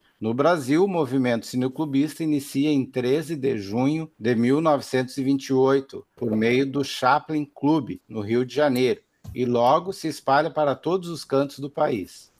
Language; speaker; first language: Portuguese; native; Portuguese